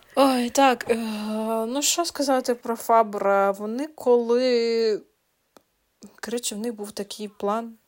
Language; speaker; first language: Ukrainian; non-native, local second language; Russian